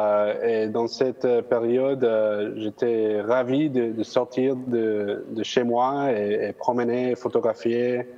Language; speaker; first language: French; non-native, fluent; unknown